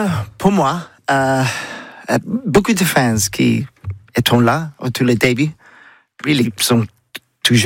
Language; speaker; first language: French; non-native, learner; English